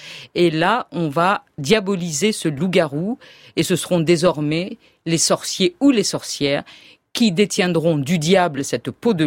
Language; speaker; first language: French; native; French